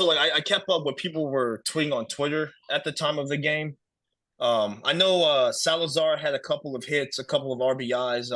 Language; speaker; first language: English; native; English